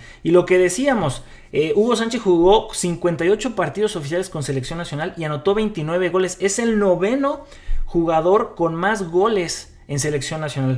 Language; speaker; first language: Spanish; native; Spanish